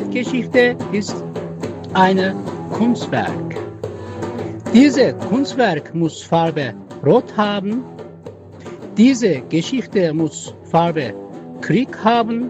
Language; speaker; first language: German; non-native, learner; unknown